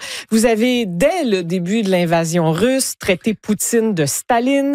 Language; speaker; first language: French; native; French